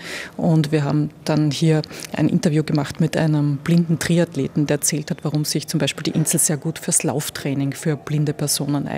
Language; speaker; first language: German; native; German